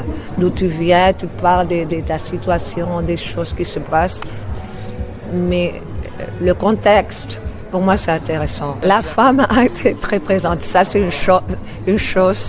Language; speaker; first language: French; non-native, fluent; Spanish